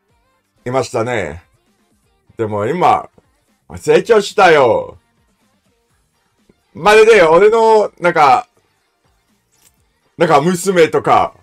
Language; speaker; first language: Japanese; non-native, learner; English